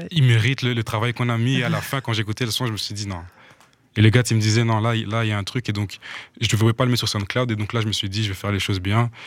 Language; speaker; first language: French; non-native, local second language; Rundi